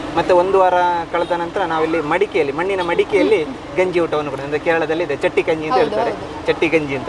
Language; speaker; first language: Kannada; non-native, local second language; Malayalam